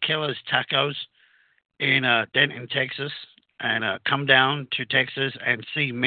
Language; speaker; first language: English; native; English